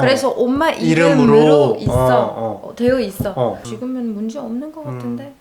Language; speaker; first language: Korean; non-native, learner; Arabic